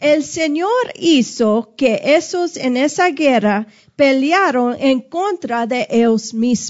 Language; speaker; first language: Spanish; non-native, fluent; English